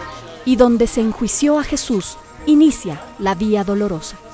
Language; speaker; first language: Spanish; native; Spanish